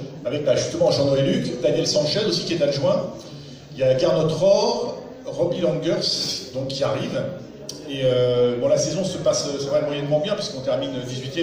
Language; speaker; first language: French; native; French